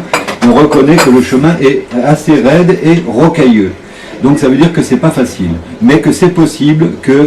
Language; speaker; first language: French; native; French